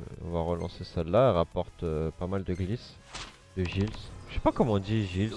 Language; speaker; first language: French; native; French